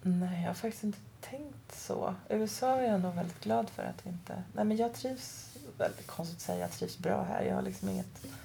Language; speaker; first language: Swedish; early bilingual, other home language; Persian